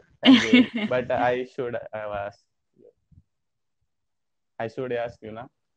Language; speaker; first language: English; non-native, learner; Hindi